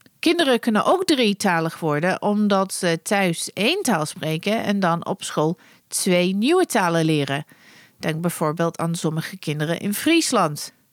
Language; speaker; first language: Dutch; non-native, fluent; English